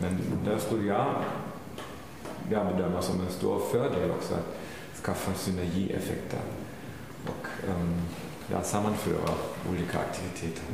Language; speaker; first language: Swedish; non-native, fluent; German